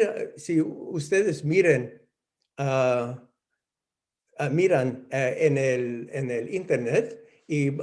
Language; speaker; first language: Spanish; non-native, fluent; English